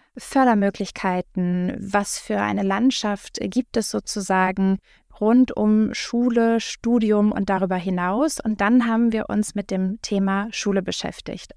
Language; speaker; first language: German; native; German